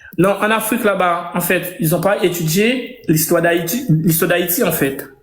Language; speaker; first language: French; non-native, local second language; Haitian Creole